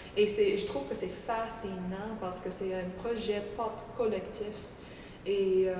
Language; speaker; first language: French; non-native, local second language; English